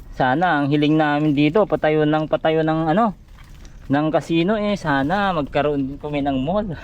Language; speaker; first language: Filipino; native; Filipino